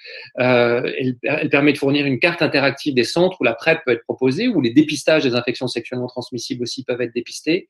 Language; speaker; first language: French; native; French